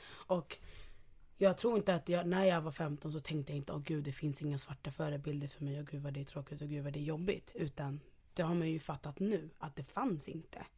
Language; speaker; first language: Swedish; early bilingual, other home language; Ganda